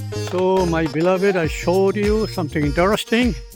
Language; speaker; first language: English; non-native, local second language; Bangla